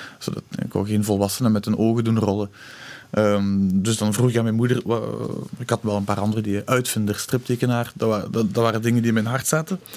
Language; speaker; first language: Dutch; native; Dutch